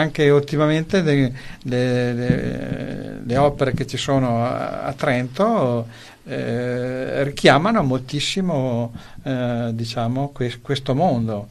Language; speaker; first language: Italian; native; Italian